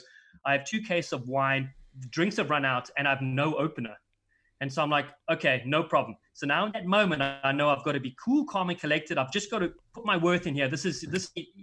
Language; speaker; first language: English; native; English